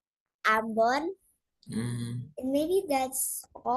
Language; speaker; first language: English; non-native, learner; Indonesian